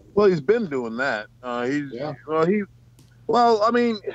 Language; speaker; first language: English; native; English